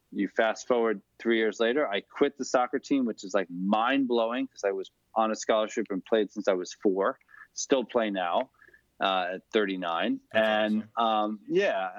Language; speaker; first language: English; native; English